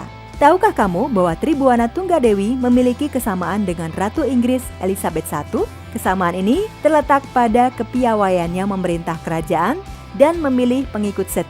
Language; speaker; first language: Indonesian; native; Indonesian